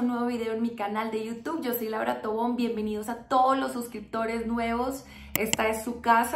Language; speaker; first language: Spanish; native; Spanish